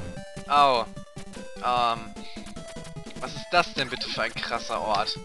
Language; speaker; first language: German; native; German